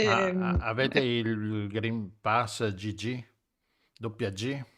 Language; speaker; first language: Italian; native; Italian